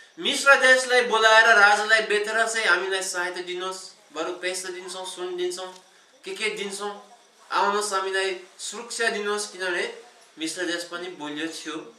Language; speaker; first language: Nepali; non-native, fluent; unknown